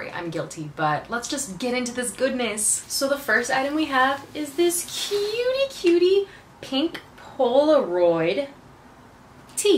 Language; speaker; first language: English; native; English